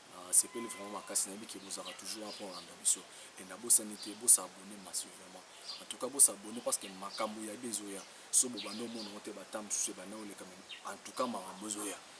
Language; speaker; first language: Lingala; native; Lingala